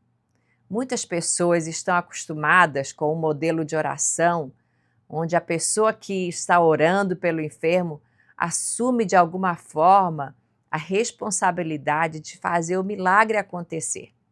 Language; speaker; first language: Portuguese; native; Portuguese